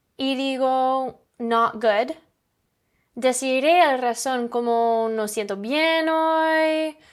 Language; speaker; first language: Spanish; non-native, fluent; English